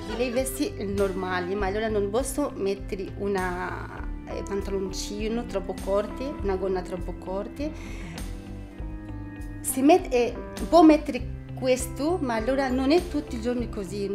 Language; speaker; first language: Italian; non-native, learner; Arabic